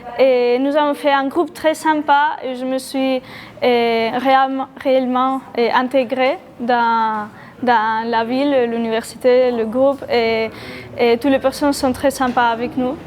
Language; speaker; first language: French; non-native, learner; Spanish